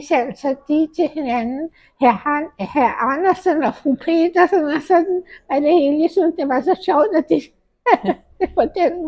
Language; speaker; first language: Danish; early bilingual, heritage; Danish